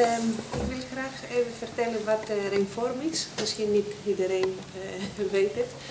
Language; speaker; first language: Dutch; non-native, fluent; Greek